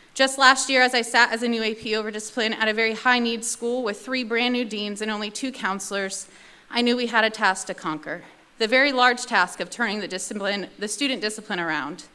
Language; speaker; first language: English; native; English